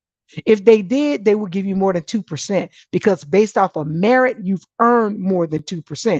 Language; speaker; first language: English; native; English